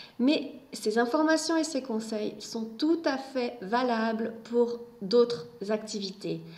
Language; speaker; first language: French; native; French